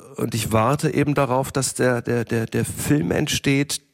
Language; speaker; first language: German; native; German